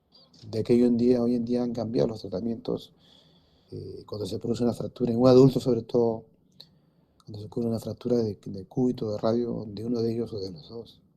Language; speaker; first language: Spanish; native; Spanish